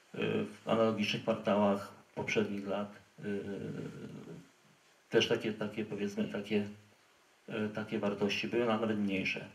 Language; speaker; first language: Polish; native; Polish